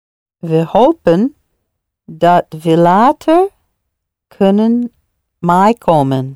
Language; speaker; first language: Dutch; non-native, learner; English